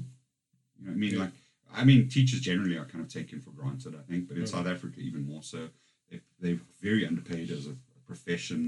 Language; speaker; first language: English; native; English